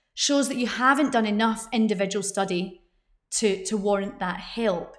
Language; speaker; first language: English; native; English